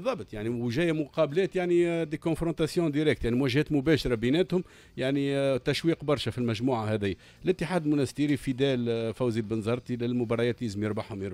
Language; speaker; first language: Arabic; native; Arabic